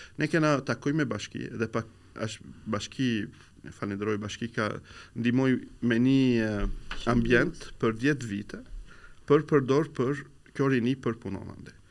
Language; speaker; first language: Albanian; non-native, learner; Arabic